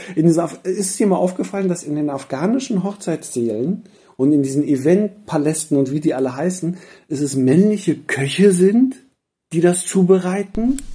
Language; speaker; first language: German; early bilingual, other home language; Persian